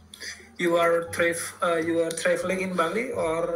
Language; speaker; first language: English; non-native, learner; Indonesian